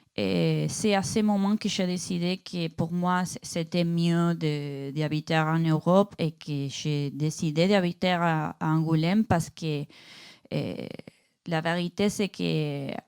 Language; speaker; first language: French; non-native, learner; Spanish